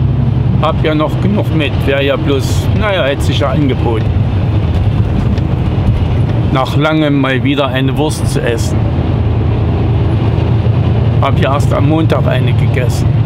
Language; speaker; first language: German; native; German